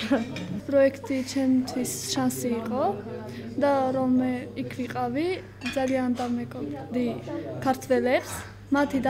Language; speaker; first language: Georgian; non-native, local second language; Armenian